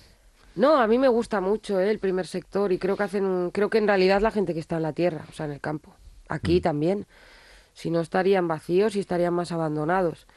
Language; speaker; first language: Spanish; native; Spanish